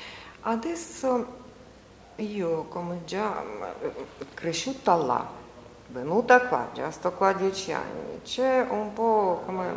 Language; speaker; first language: Italian; non-native, learner; Ukrainian